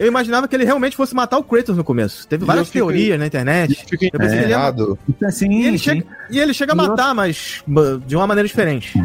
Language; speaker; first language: Portuguese; native; Portuguese